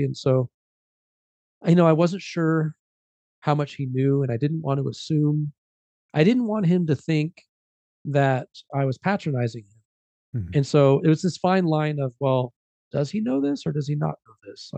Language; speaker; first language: English; native; English